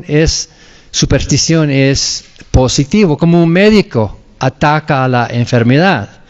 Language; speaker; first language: Spanish; non-native, fluent; English